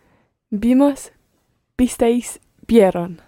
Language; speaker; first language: Spanish; non-native, learner; English